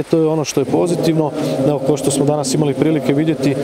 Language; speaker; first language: Croatian; native; Croatian